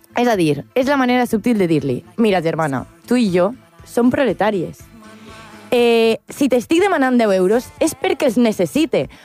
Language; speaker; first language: Catalan; native; Catalan